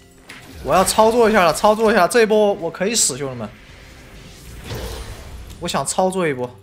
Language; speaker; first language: Chinese; native; Chinese